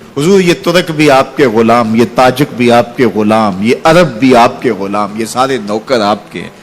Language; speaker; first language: Urdu; non-native, local second language; Punjabi